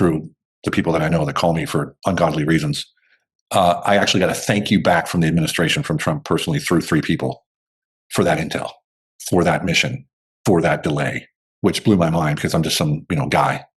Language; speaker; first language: English; native; English